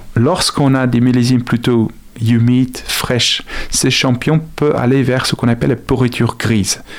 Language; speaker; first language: French; non-native, fluent; Afrikaans